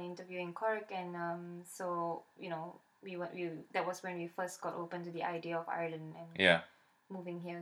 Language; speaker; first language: English; native; English